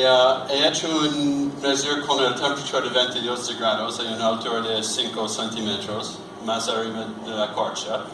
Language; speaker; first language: Spanish; non-native, learner; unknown